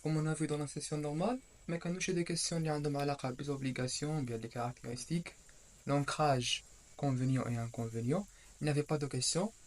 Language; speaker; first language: French; non-native, local second language; Arabic